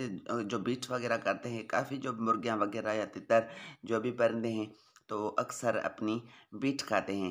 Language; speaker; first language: Hindi; non-native, local second language; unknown